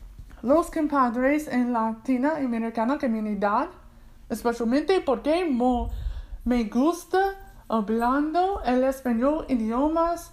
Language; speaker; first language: Spanish; non-native, learner; English